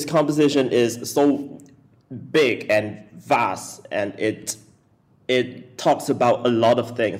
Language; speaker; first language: English; non-native, local second language; Chinese